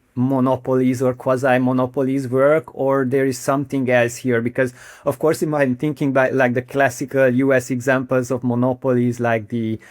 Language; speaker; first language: English; non-native, fluent; Hungarian